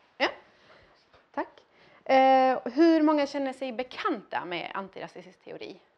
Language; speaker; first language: Swedish; early bilingual, other home language; Persian